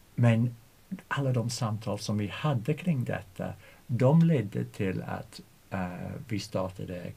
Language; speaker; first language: Swedish; non-native, fluent; English